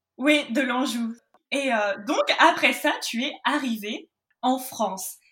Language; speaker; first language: French; native; French